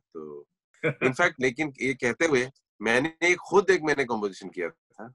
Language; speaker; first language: Hindi; non-native, local second language; Assamese